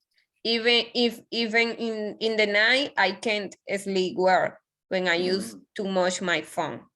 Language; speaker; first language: English; non-native, learner; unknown